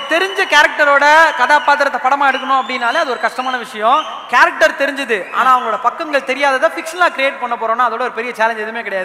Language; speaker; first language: Tamil; native; Tamil